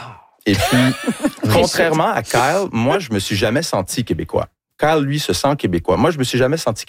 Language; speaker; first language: French; non-native, local second language; English